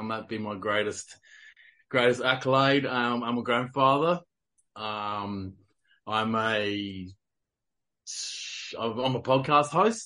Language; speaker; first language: English; native; English